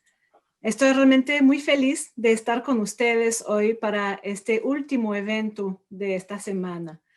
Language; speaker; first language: Spanish; non-native, fluent; French